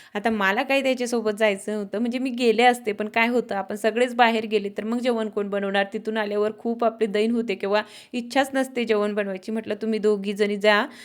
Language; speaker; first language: Marathi; non-native, local second language; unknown